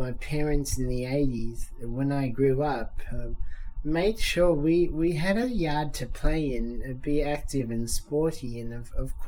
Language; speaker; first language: English; native; English